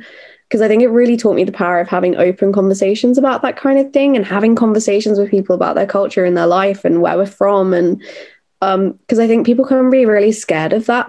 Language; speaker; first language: English; native; English